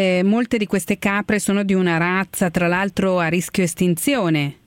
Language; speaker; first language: Italian; native; Italian